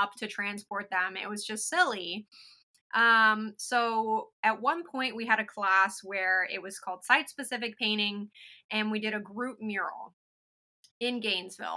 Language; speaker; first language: English; native; English